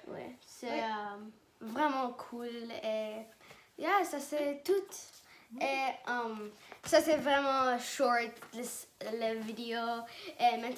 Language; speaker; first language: French; non-native, learner; English